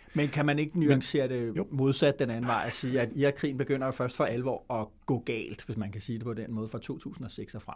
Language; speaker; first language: Danish; native; Danish